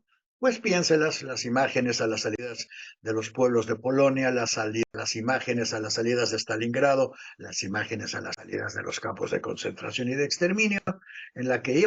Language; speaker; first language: Spanish; native; Spanish